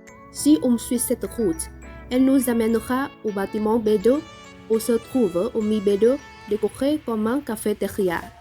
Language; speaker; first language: French; non-native, learner; Vietnamese